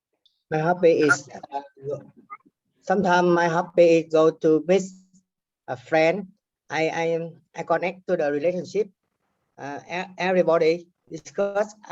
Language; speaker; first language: English; non-native, learner; Vietnamese